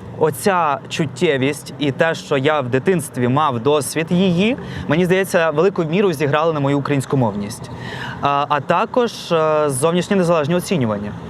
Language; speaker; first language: Ukrainian; non-native, local second language; Russian